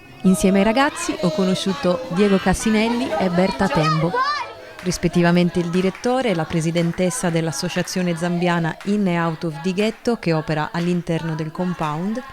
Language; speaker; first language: Italian; native; Italian